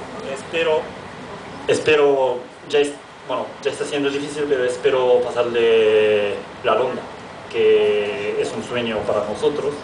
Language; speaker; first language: Spanish; non-native, fluent; Japanese